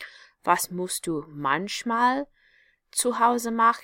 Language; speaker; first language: German; non-native, fluent; English